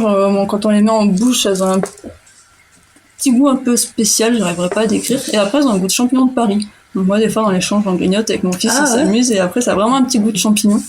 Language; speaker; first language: French; native; French